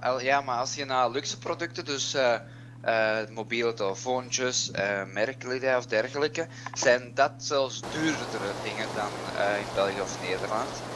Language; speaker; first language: Dutch; native; Dutch